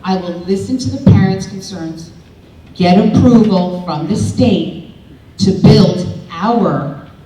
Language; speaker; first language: English; early bilingual, other home language; Spanish